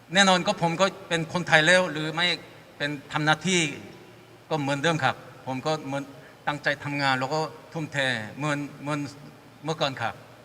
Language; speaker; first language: Thai; non-native, fluent; Korean